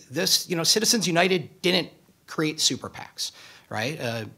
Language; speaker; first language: English; native; English